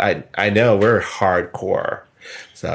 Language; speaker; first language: English; native; English